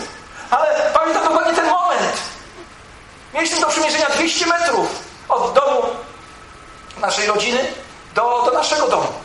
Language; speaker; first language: Polish; native; Polish